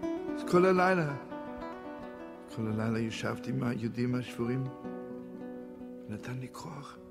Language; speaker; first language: Hebrew; non-native, fluent; Yiddish